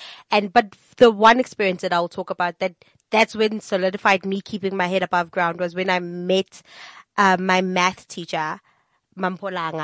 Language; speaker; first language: English; non-native, local second language; Tswana